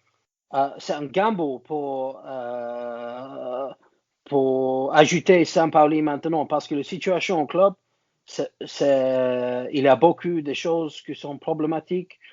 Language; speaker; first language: French; non-native, learner; English